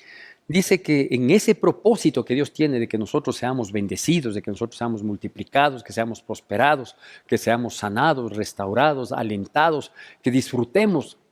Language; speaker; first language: Spanish; native; Spanish